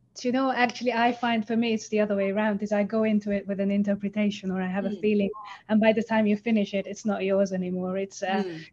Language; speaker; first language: English; non-native, fluent; Hungarian